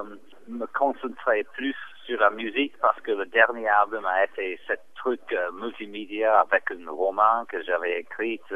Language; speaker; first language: French; non-native, fluent; English